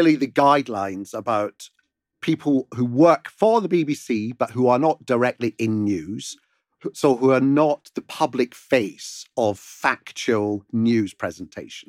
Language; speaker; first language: English; native; English